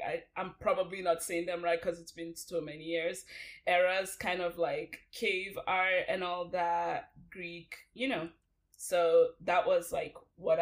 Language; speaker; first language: English; non-native, local second language; Hausa